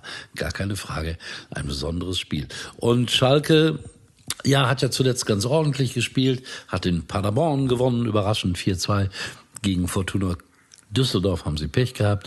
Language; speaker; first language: German; native; German